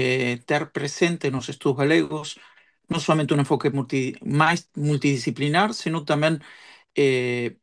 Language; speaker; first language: Portuguese; non-native, fluent; Spanish